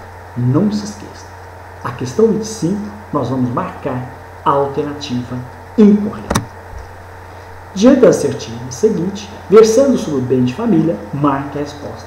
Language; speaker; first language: Portuguese; native; Portuguese